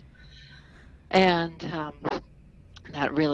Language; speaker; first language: English; native; English